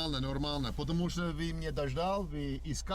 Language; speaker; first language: Russian; non-native, learner; English